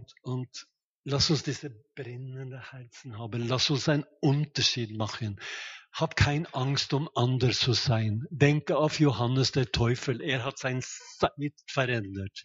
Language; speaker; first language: German; non-native, fluent; Norwegian